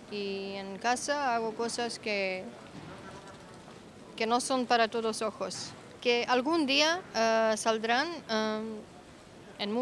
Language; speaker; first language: Spanish; non-native, fluent; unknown